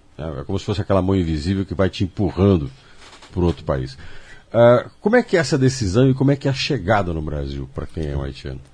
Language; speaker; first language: Portuguese; native; Portuguese